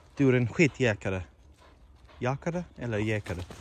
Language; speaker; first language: Swedish; non-native, learner; English